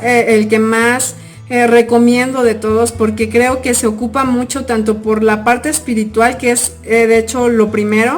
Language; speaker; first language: Spanish; native; Spanish